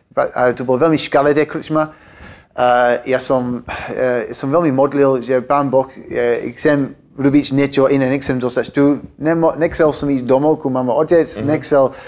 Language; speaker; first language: Slovak; non-native, learner; English